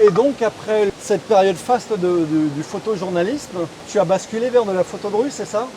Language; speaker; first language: French; native; French